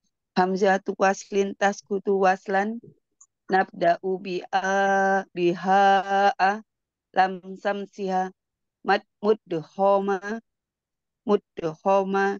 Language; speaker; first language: Arabic; non-native, learner; Indonesian